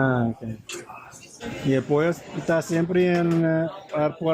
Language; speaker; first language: Spanish; non-native, learner; English